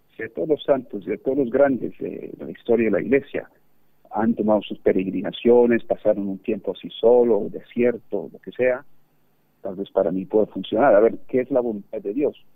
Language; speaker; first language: Spanish; early bilingual, heritage; Spanish